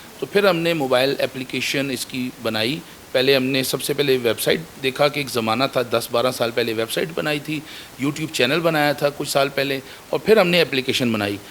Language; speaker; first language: Urdu; native; Urdu